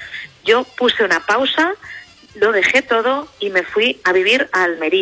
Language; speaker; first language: Spanish; native; Spanish